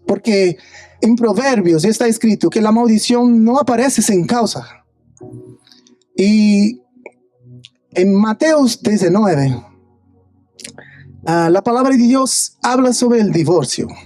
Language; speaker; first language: Spanish; non-native, fluent; Portuguese